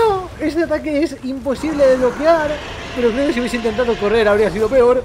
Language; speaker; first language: Spanish; native; Spanish